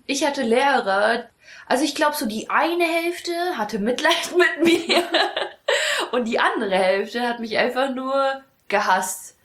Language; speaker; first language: German; early bilingual, other home language; Russian